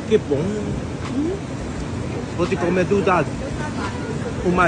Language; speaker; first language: Portuguese; non-native, learner; Korean